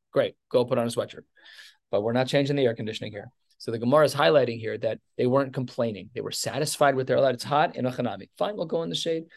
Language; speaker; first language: English; native; English